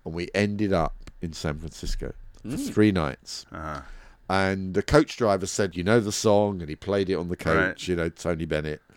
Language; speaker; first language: English; native; English